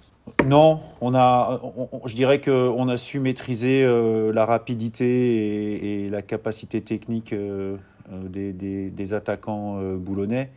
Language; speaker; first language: French; native; French